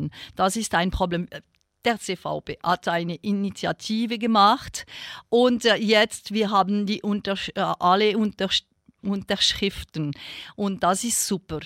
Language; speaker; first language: German; non-native, local second language; French